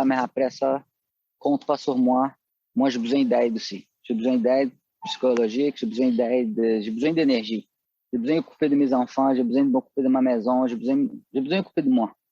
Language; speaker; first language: French; non-native, fluent; Portuguese